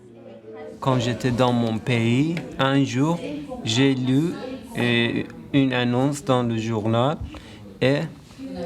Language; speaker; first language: French; non-native, learner; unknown